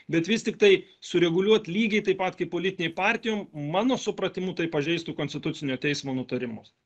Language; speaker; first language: Lithuanian; native; Lithuanian